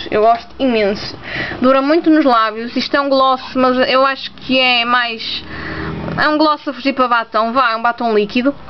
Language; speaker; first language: Portuguese; native; Portuguese